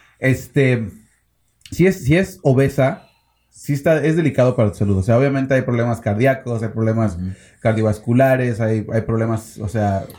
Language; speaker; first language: Spanish; native; Spanish